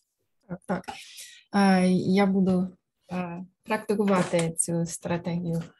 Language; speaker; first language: Ukrainian; early bilingual, heritage; Ukrainian